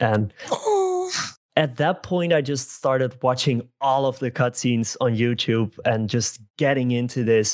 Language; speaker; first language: English; non-native, fluent; Dutch